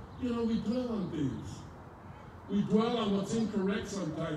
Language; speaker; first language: English; early bilingual, other home language; Spanish